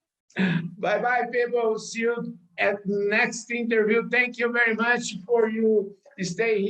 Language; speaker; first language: English; non-native, learner; Portuguese